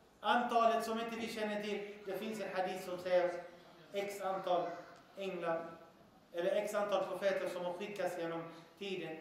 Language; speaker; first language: Swedish; early bilingual, other home language; Arabic